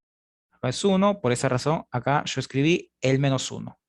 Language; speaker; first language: Spanish; native; Spanish